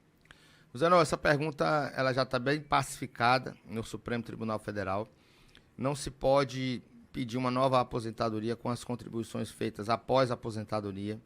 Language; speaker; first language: Portuguese; native; Portuguese